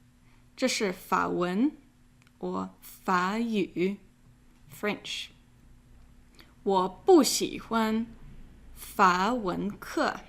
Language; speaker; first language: Chinese; non-native, fluent; English